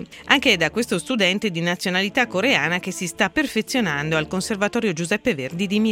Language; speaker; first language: Italian; native; Italian